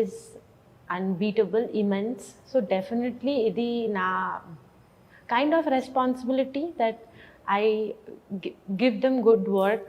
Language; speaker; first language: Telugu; non-native, learner; Bangla